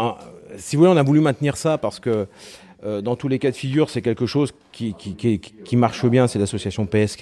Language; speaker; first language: French; native; French